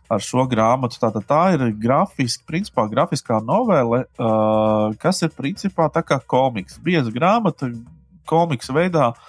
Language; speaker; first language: Latvian; native; Latvian